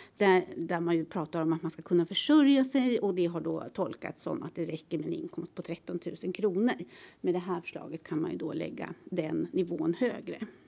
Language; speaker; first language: Swedish; native; Swedish